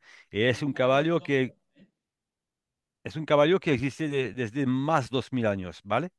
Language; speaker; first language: Spanish; non-native, learner; French